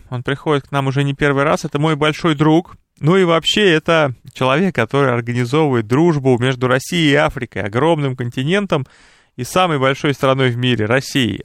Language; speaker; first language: Russian; native; Russian